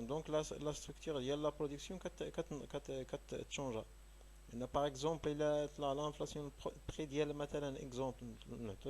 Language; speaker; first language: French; non-native, local second language; Arabic